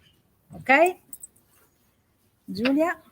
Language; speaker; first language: English; non-native, fluent; Italian